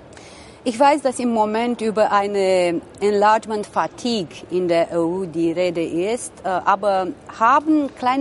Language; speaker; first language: German; non-native, fluent; Romanian